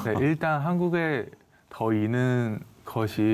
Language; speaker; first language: Korean; non-native, fluent; Chinese